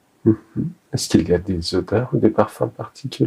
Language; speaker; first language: French; native; French